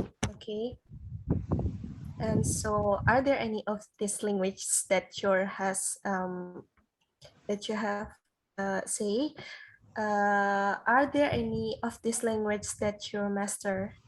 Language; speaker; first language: English; non-native, learner; Indonesian